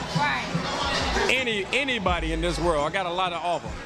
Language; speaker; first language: English; native; English